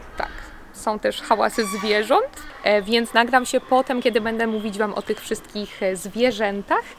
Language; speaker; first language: Polish; native; Polish